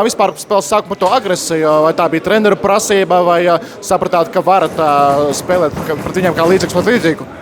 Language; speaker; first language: Latvian; native; Latvian